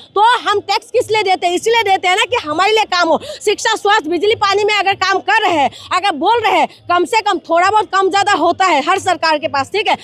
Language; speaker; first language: Hindi; non-native, local second language; Manipuri